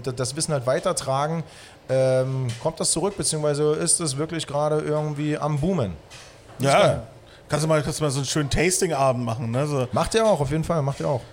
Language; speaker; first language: German; native; German